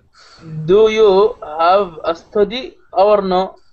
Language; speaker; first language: English; non-native, learner; Arabic